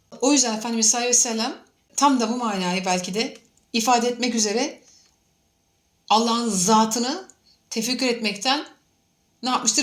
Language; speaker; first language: Turkish; native; Turkish